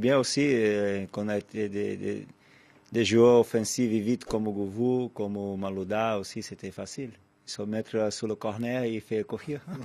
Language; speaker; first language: French; non-native, fluent; Portuguese